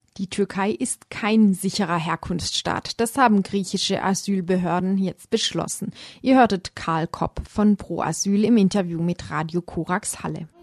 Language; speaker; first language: German; native; German